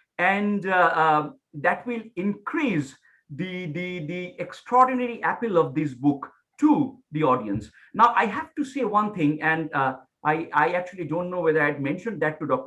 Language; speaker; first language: English; non-native, local second language; Bangla